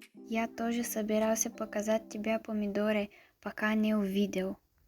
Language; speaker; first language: Russian; non-native, learner; Bulgarian